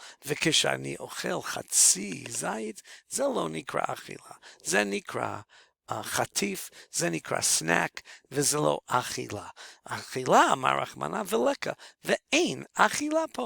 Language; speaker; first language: Hebrew; non-native, fluent; English